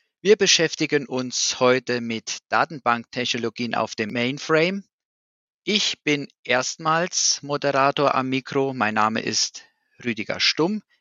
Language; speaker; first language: German; native; German